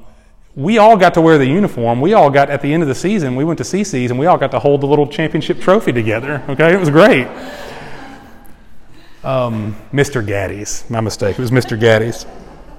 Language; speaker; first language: English; native; English